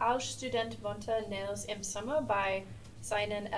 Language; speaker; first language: German; non-native, learner; English